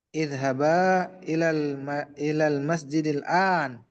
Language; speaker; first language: Arabic; non-native, learner; Indonesian